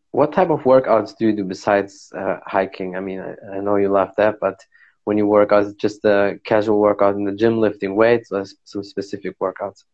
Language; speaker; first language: English; non-native, fluent; Arabic